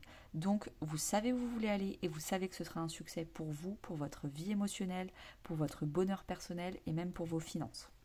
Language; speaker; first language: French; native; French